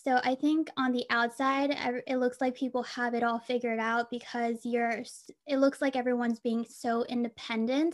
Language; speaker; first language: English; native; English